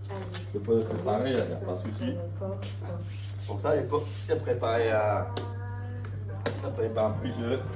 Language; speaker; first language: French; non-native, fluent; Vietnamese